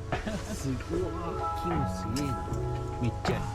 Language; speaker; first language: Japanese; native; Japanese